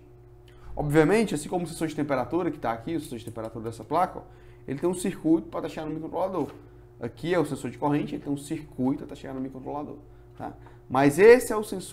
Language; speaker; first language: Portuguese; native; Portuguese